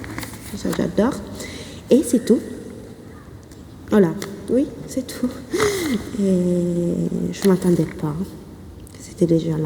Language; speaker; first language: French; non-native, fluent; Italian